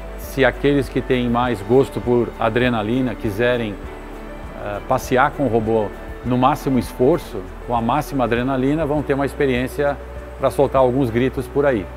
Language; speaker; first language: Portuguese; early bilingual, other home language; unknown